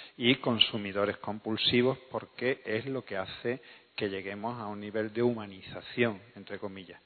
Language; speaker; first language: Spanish; native; Spanish